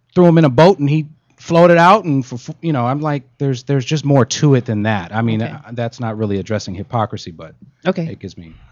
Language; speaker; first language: English; native; English